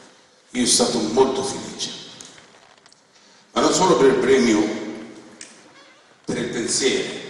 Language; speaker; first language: Italian; non-native, learner; Arabic